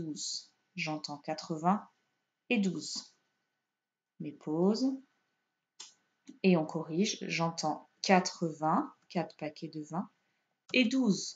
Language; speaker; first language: French; native; French